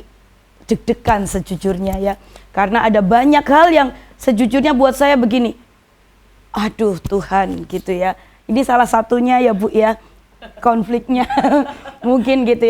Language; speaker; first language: Indonesian; native; Indonesian